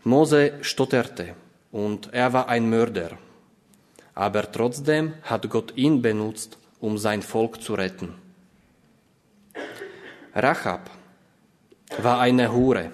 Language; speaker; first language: German; non-native, fluent; Slovak